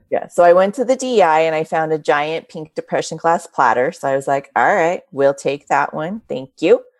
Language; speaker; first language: English; native; English